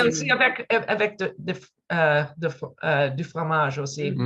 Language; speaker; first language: French; non-native, learner; English